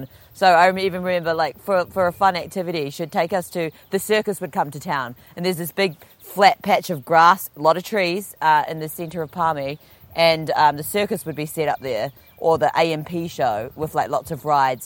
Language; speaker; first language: English; native; English